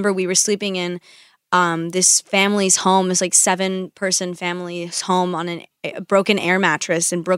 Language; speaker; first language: English; early bilingual, other home language; Spanish